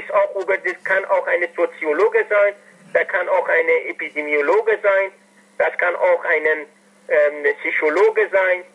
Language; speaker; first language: German; non-native, fluent; Persian